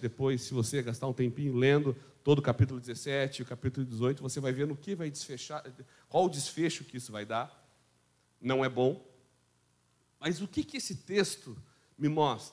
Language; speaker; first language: Portuguese; native; Portuguese